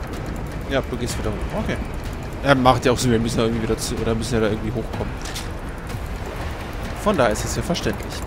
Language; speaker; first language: German; native; German